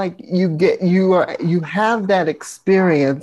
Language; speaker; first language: English; native; English